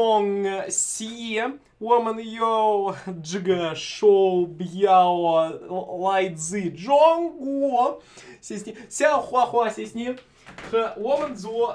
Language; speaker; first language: Chinese; non-native, learner; Russian